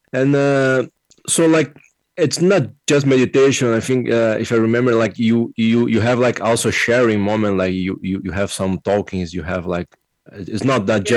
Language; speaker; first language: English; non-native, fluent; Portuguese